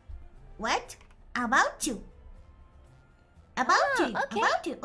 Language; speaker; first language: English; non-native, learner; Japanese